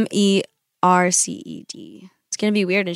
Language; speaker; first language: English; early bilingual, other home language; Spanish